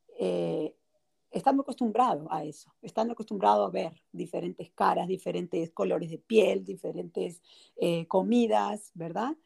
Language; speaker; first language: Spanish; native; Spanish